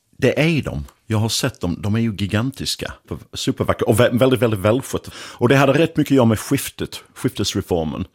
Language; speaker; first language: Swedish; non-native, fluent; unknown